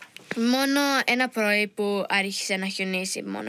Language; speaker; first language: Greek; early bilingual, heritage; Greek